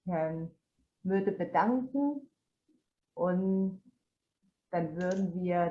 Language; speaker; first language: German; non-native, fluent; Spanish